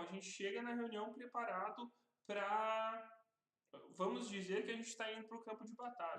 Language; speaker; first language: Portuguese; native; Portuguese